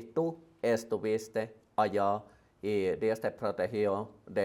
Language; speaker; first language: Spanish; non-native, learner; Finnish